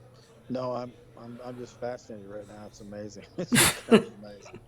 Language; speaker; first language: English; native; English